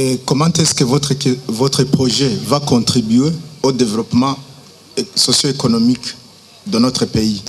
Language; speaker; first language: French; non-native, local second language; Rundi